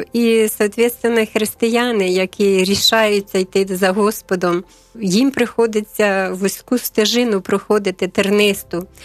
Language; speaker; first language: Ukrainian; native; Ukrainian